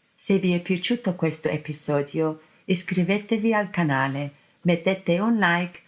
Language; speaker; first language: Italian; non-native, fluent; English